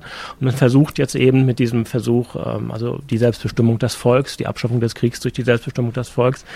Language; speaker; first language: German; native; German